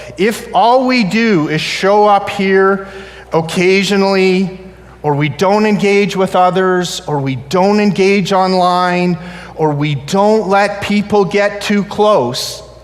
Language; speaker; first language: English; native; English